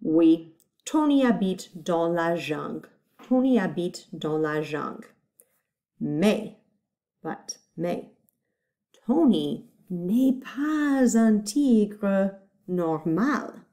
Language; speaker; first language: French; non-native, fluent; English